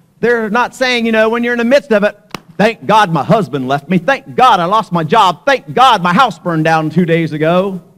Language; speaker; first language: English; native; English